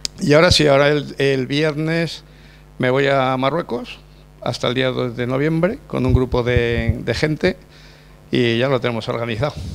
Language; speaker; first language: Spanish; native; Spanish